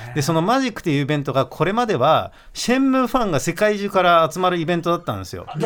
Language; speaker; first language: Japanese; non-native, fluent; Dutch